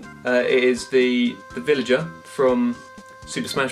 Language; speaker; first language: English; native; English